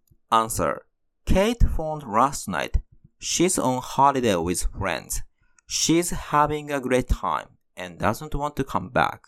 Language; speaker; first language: English; non-native, fluent; Japanese